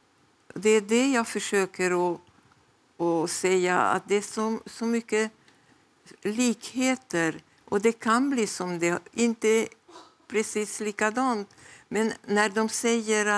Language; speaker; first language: Swedish; non-native, fluent; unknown